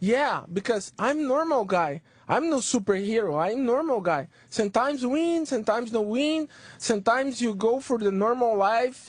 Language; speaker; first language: English; non-native, learner; Portuguese